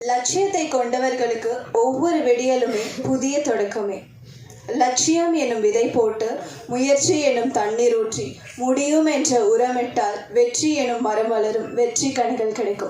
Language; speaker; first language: Tamil; native; Tamil